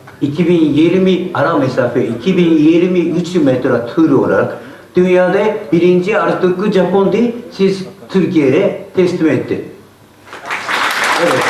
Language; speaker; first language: Turkish; non-native, learner; Japanese